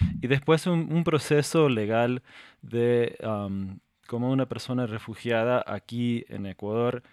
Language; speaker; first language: Spanish; non-native, fluent; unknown